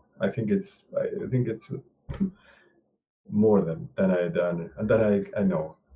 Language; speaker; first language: English; non-native, learner; Spanish